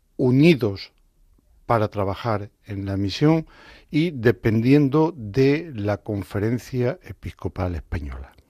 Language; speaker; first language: Spanish; native; Spanish